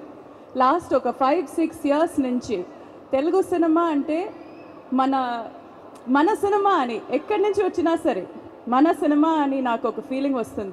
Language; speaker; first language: Telugu; non-native, learner; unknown